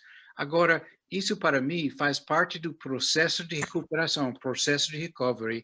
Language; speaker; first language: Portuguese; non-native, fluent; English